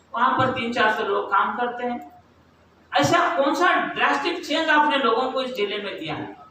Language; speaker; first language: Hindi; non-native, local second language; Kannada